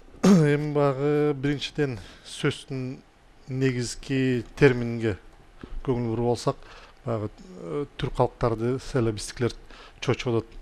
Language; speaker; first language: Kyrgyz; native; Kyrgyz